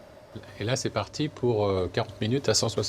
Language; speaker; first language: French; native; French